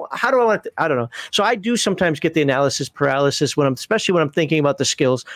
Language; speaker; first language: English; native; English